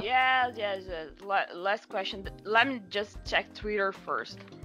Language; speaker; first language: English; non-native, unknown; Portuguese